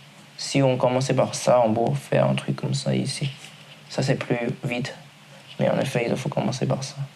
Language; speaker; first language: French; non-native, learner; Chinese